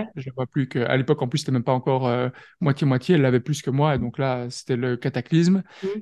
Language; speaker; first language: French; native; French